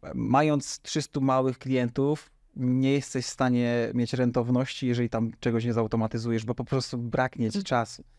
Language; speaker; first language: Polish; native; Polish